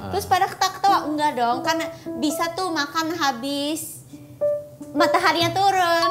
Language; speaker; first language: Indonesian; non-native, fluent; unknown